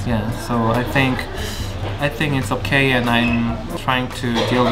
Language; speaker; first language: English; non-native, learner; Korean